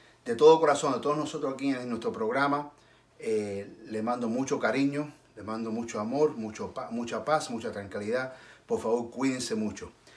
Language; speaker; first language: Spanish; native; Spanish